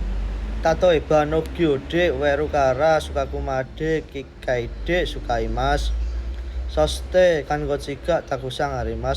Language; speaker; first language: Japanese; non-native, learner; Indonesian